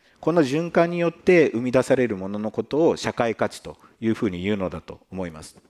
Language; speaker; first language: Japanese; native; Japanese